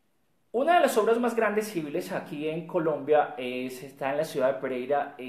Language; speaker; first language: Spanish; native; Spanish